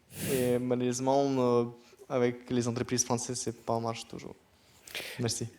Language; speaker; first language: French; non-native, fluent; Ukrainian